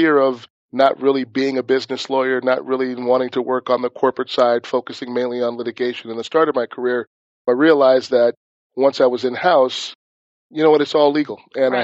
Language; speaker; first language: English; native; English